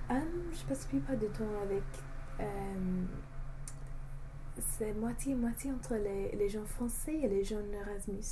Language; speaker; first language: French; non-native, fluent; English